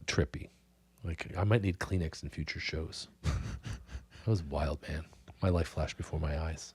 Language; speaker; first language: English; native; English